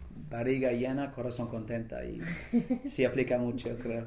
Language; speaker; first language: Spanish; non-native, fluent; English